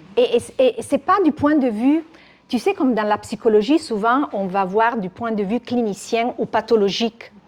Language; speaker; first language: French; non-native, fluent; Italian